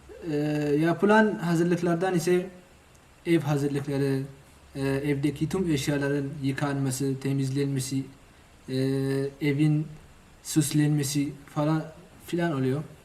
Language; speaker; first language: Turkish; non-native, fluent; Oromo